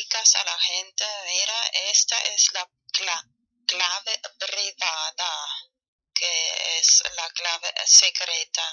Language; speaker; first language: Spanish; non-native, fluent; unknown